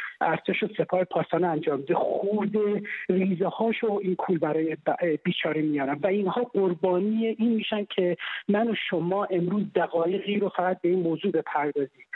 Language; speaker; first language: Persian; non-native, local second language; Central Kurdish